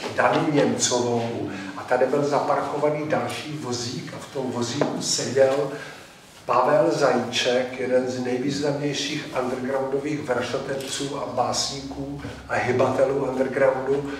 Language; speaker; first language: Czech; native; Czech